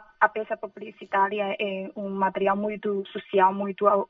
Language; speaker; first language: Portuguese; non-native, fluent; Chinese